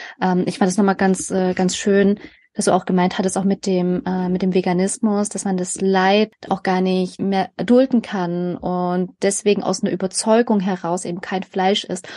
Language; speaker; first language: German; early bilingual, other home language; Vietnamese